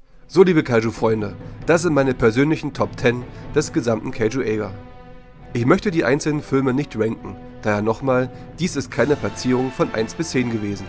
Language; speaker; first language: German; native; German